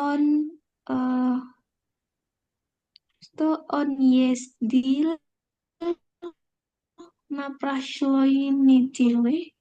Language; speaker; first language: Russian; non-native, learner; Indonesian